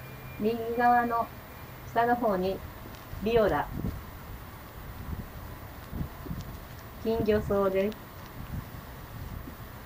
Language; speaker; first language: Japanese; native; Japanese